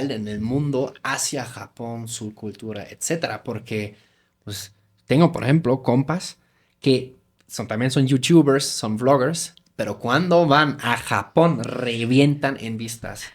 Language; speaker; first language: Spanish; non-native, fluent; German